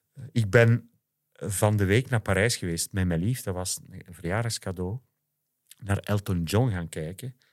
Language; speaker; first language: Dutch; native; Dutch